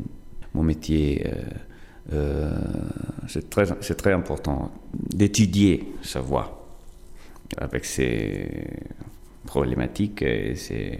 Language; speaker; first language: French; non-native, fluent; Italian